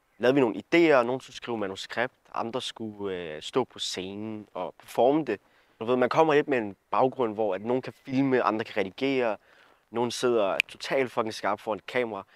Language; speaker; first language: Danish; early bilingual, other home language; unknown